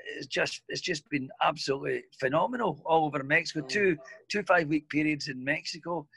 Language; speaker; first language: English; native; English